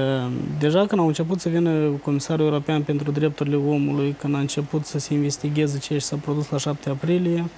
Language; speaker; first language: Romanian; native; Romanian